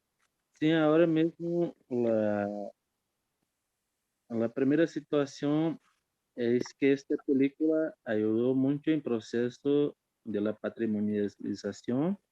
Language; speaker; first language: Spanish; non-native, fluent; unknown